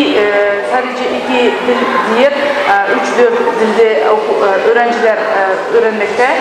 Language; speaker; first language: Turkish; non-native, learner; Uyghur